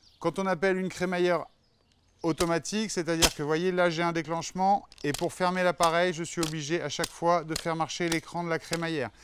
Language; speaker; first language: French; native; French